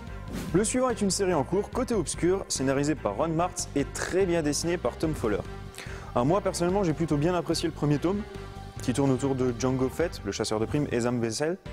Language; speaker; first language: French; native; French